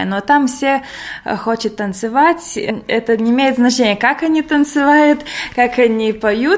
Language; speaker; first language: Russian; non-native, local second language; Latvian